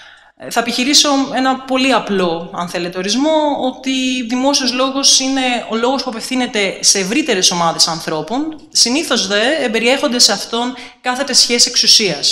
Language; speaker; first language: Greek; native; Greek